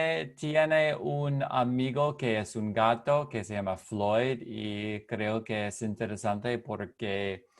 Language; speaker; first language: Spanish; non-native, learner; English